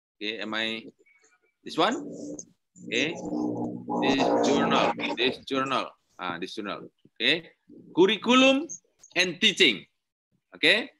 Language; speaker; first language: English; non-native, learner; Indonesian